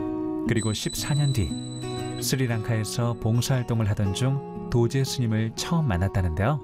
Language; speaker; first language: Korean; native; Korean